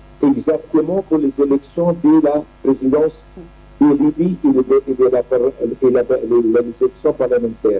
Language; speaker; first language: French; non-native, learner; Arabic